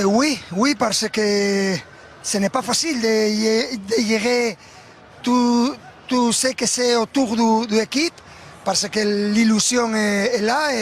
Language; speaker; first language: French; non-native, learner; Spanish